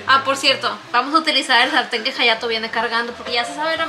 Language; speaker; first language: Spanish; native; Spanish